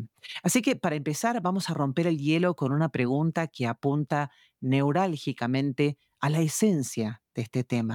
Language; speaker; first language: Spanish; native; Spanish